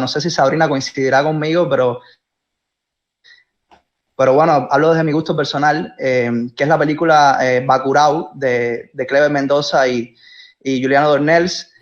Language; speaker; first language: Spanish; native; Spanish